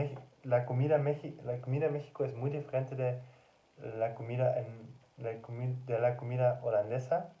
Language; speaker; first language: Spanish; non-native, learner; Dutch